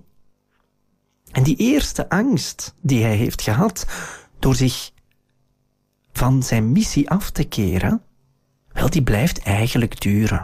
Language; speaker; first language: Dutch; native; Dutch